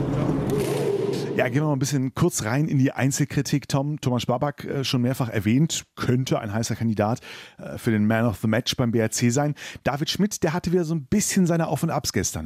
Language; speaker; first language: German; native; German